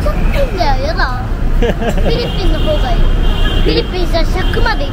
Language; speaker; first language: Japanese; early bilingual, other home language; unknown